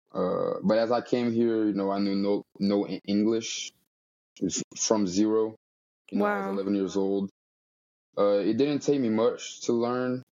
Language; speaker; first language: English; early bilingual, other home language; Portuguese